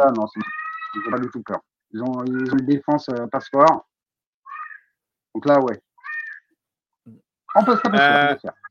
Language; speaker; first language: French; native; French